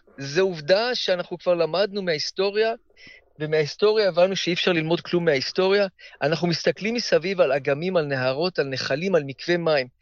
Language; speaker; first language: Hebrew; early bilingual, heritage; Hebrew